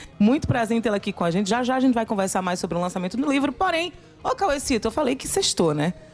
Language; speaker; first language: Portuguese; native; Portuguese